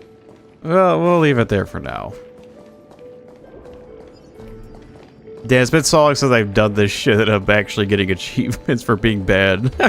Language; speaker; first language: English; native; English